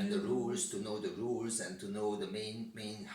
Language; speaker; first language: English; non-native, learner; Hungarian